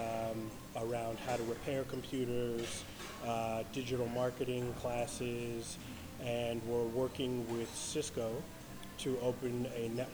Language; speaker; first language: English; native; English